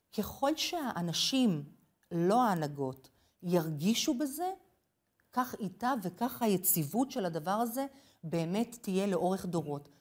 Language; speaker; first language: Hebrew; non-native, fluent; English